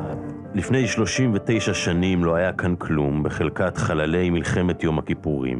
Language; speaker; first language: Hebrew; native; Hebrew